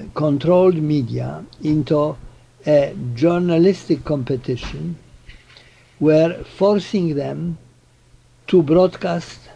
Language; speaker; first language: English; non-native, fluent; Polish